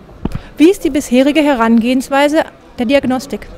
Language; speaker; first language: German; native; German